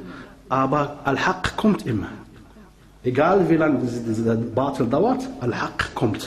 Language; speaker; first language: German; non-native, fluent; Arabic